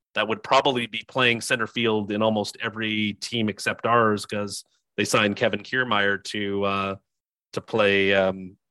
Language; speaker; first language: English; native; English